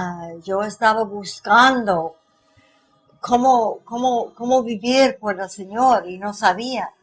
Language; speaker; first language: Spanish; non-native, fluent; English